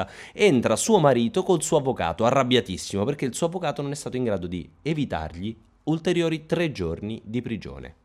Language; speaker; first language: Italian; native; Italian